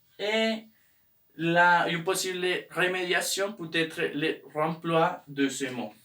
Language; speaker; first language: French; non-native, learner; Spanish